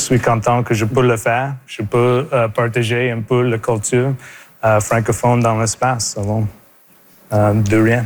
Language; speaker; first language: French; non-native, local second language; English